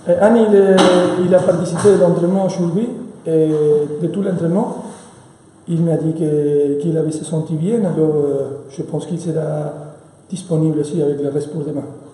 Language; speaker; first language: French; non-native, fluent; Spanish